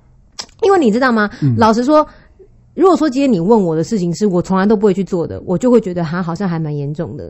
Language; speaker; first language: Chinese; native; Chinese